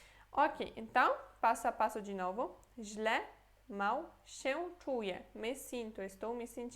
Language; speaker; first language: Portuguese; non-native, fluent; Polish